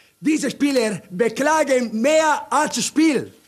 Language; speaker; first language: German; non-native, learner; Italian